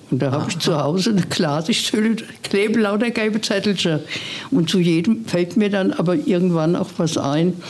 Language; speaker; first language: German; native; German